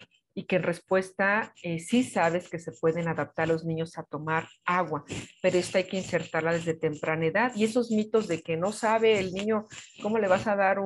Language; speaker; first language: Spanish; native; Spanish